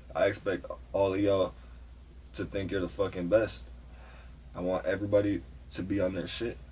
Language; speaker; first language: English; native; English